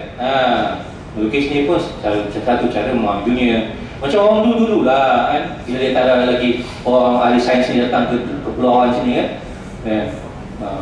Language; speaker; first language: Malay; non-native, local second language; Central Dusun